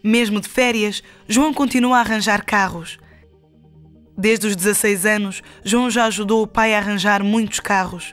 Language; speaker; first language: Portuguese; native; Portuguese